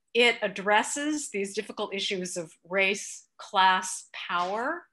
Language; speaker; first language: English; native; English